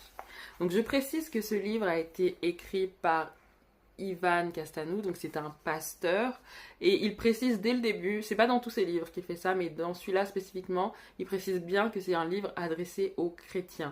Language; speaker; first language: French; native; French